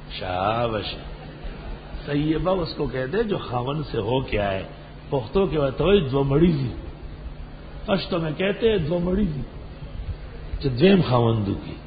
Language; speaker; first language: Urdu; non-native, local second language; Pashto